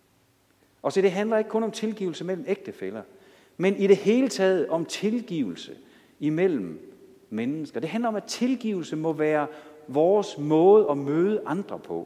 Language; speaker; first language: Danish; native; Danish